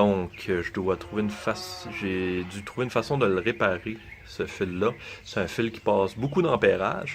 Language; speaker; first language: French; native; French